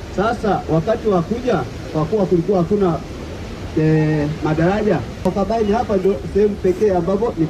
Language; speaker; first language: Swahili; non-native, local second language; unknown